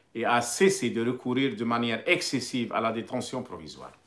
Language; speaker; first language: French; non-native, local second language; Arabic